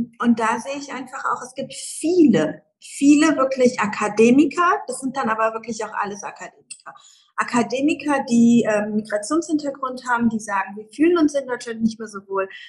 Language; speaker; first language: German; early bilingual, other home language; Persian